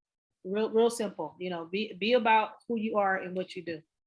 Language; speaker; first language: English; native; English